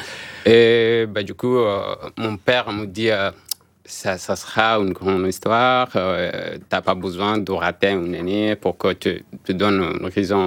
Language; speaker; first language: French; non-native, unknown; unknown